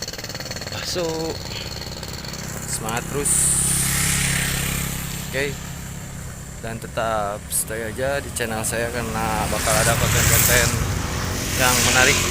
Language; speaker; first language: Indonesian; non-native, local second language; Sundanese